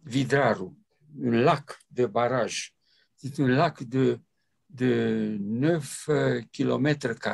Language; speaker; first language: French; non-native, fluent; Romanian